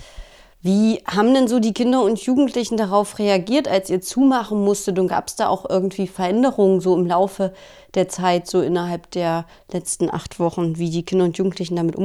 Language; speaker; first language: German; native; German